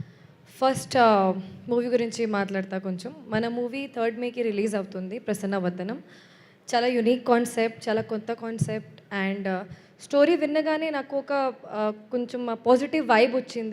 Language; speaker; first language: Telugu; non-native, learner; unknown